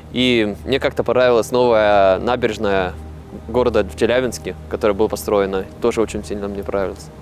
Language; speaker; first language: Russian; non-native, fluent; Arabic